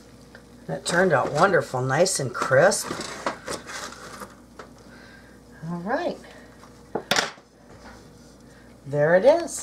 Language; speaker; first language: English; native; English